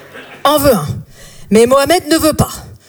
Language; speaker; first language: French; native; French